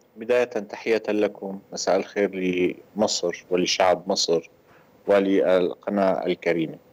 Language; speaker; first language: Arabic; native; Arabic